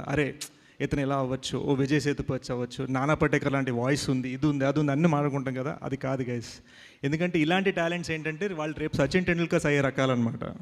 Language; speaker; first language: Telugu; early bilingual, heritage; Telugu